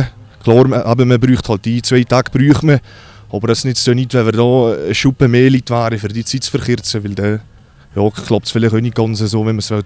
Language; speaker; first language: German; native; German